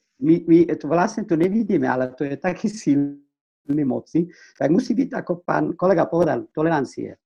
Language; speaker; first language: Slovak; non-native, fluent; Persian